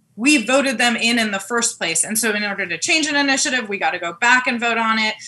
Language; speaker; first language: English; native; English